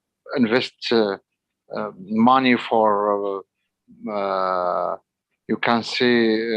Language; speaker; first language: English; non-native, learner; Arabic